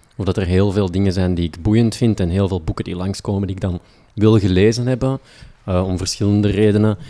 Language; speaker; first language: Dutch; native; Dutch